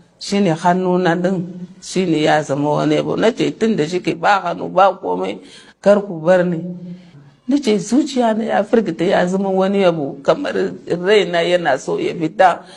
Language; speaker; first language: Hausa; non-native, local second language; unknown